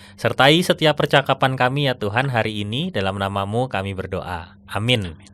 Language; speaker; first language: Indonesian; native; Indonesian